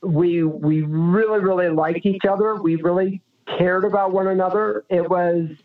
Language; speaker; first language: English; native; English